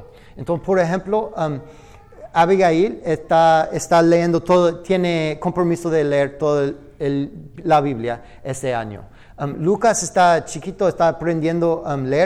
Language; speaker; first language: Spanish; non-native, fluent; English